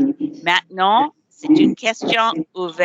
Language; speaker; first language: French; non-native, learner; English